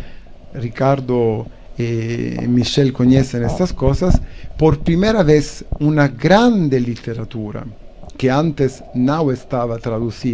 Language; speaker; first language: Portuguese; non-native, learner; Italian